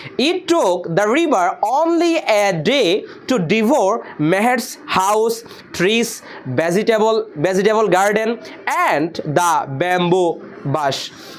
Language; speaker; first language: English; non-native, local second language; Bangla